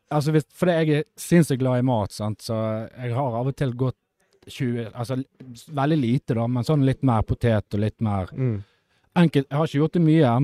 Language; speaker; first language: Norwegian; native; Norwegian